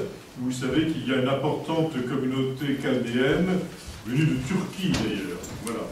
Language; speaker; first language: French; native; French